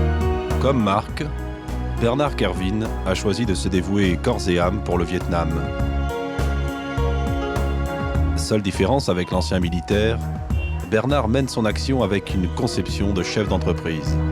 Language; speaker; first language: French; native; French